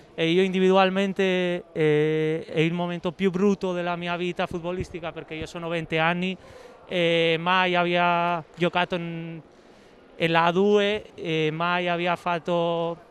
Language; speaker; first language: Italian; non-native, learner; Spanish